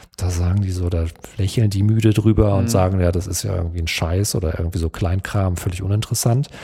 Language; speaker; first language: German; native; German